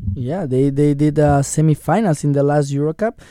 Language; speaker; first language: English; non-native, learner; Spanish